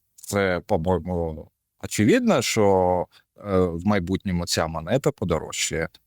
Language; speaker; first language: Ukrainian; non-native, local second language; Russian